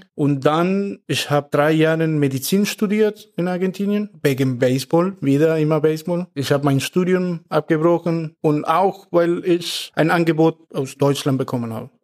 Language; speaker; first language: German; non-native, fluent; Spanish